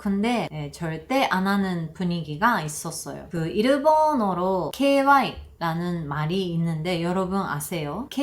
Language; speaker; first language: Korean; non-native, learner; Japanese